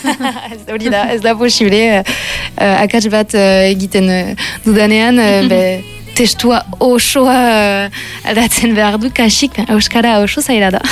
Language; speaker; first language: Basque; non-native, local second language; French